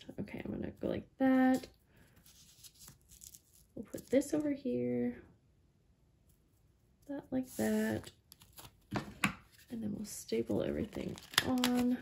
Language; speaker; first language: English; native; English